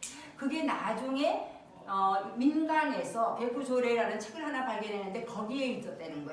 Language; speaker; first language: Korean; native; Korean